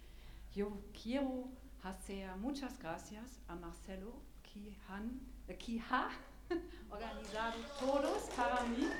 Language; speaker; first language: Spanish; non-native, learner; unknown